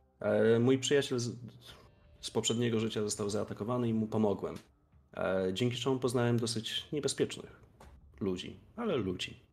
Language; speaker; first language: Polish; native; Polish